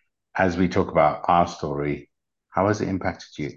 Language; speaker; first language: English; native; English